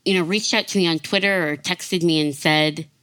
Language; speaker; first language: English; native; English